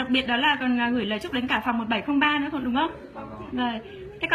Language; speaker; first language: Vietnamese; native; Vietnamese